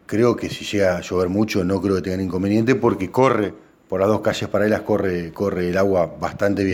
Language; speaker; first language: Spanish; native; Spanish